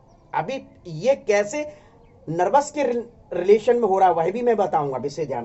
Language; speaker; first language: Hindi; native; Hindi